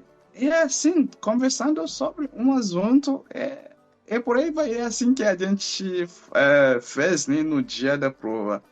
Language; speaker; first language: Portuguese; non-native, fluent; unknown